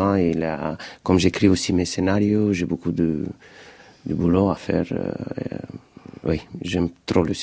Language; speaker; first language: French; non-native, fluent; Romanian